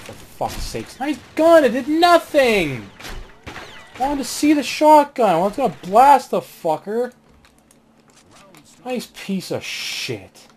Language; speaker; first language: English; native; English